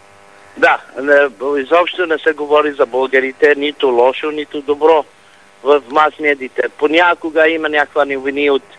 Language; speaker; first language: Bulgarian; non-native, fluent; Arabic